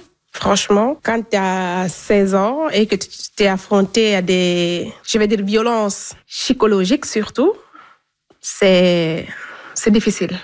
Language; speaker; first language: French; non-native, local second language; Fula